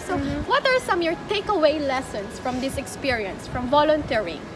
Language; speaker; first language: English; non-native, fluent; Filipino